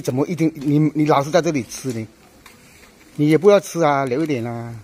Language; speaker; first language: Chinese; native; Chinese